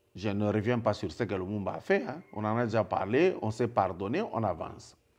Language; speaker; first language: French; non-native, local second language; Lingala